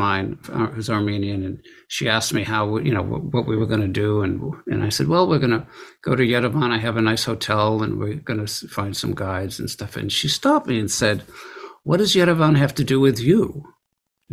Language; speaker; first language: English; early bilingual, other home language; Armenian